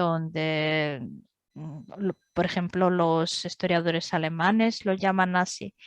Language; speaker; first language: Spanish; non-native, fluent; Russian